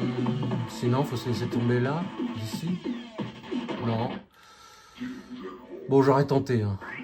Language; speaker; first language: French; native; French